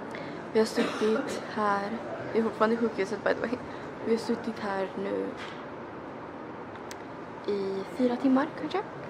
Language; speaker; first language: Swedish; early bilingual, other home language; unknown